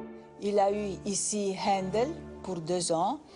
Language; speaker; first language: French; non-native, fluent; Italian